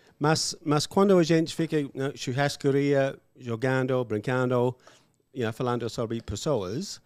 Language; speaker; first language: Portuguese; non-native, learner; English